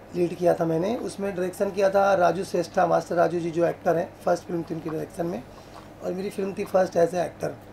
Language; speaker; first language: Hindi; native; Hindi